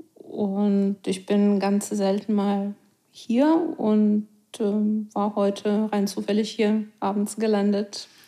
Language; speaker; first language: German; non-native, fluent; Russian